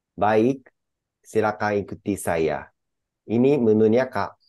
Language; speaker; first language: Indonesian; non-native, fluent; Japanese